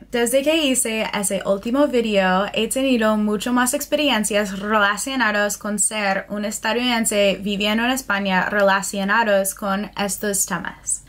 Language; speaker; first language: Spanish; non-native, fluent; English